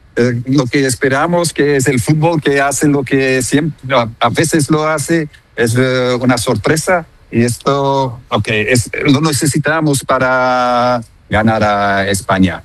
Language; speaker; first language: Spanish; non-native, fluent; Dutch